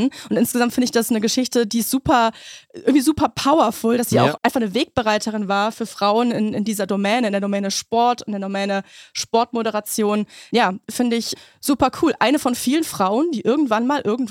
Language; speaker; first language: German; native; German